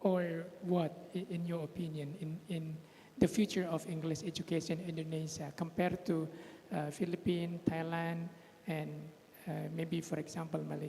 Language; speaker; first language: English; non-native, fluent; Indonesian